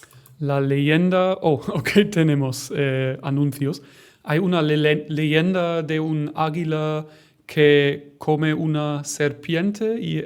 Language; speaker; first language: Spanish; non-native, fluent; German